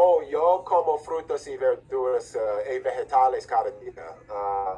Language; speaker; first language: Spanish; non-native, fluent; English